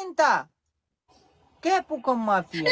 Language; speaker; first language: Arabic; non-native, learner; Pashto